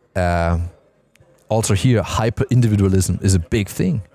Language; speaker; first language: English; non-native, fluent; German